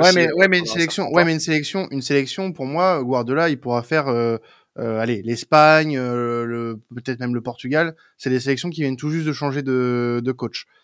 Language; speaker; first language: French; native; French